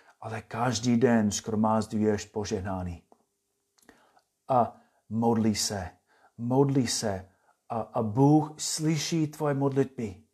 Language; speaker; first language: Czech; non-native, fluent; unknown